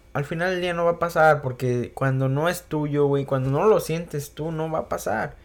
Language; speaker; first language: Spanish; early bilingual, heritage; Spanish